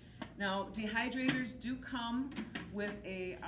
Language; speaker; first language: English; native; English